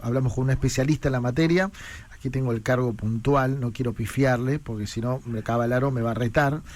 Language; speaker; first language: Spanish; native; Spanish